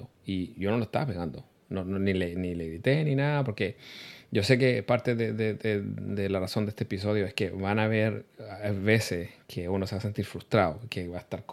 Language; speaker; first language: Spanish; early bilingual, heritage; Spanish